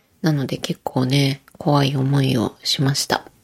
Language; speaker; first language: Japanese; native; Japanese